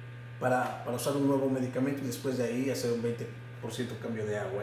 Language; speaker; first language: Spanish; native; Spanish